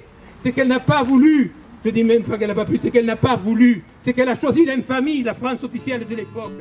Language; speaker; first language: French; native; French